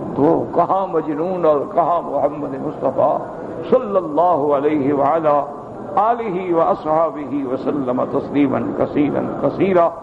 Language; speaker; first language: Urdu; non-native, local second language; Saraiki